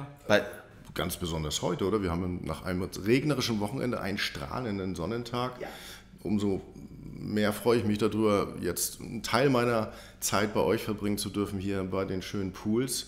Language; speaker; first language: German; native; German